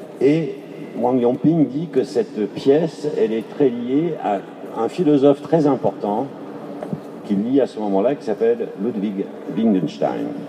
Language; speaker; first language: French; native; French